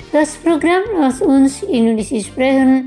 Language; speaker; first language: German; non-native, fluent; Indonesian